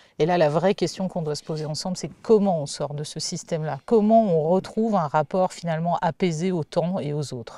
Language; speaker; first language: French; native; French